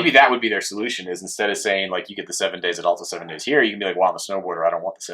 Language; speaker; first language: English; native; English